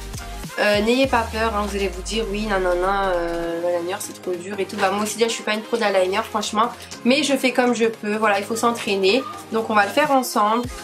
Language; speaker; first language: French; native; French